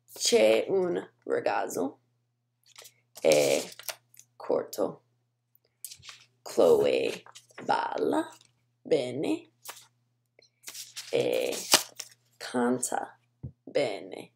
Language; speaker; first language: Italian; non-native, learner; English